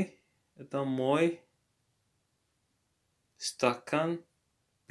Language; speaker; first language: Russian; non-native, learner; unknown